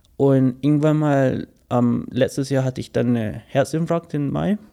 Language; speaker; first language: German; non-native, fluent; English